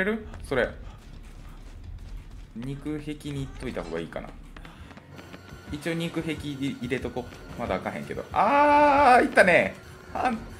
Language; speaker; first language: Japanese; native; Japanese